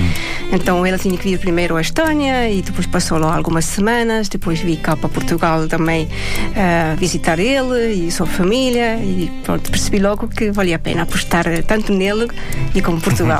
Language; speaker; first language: Portuguese; non-native, fluent; Estonian